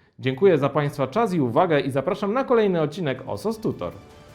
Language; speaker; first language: Polish; native; Polish